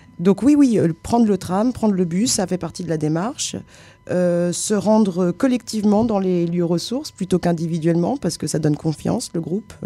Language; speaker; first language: French; native; French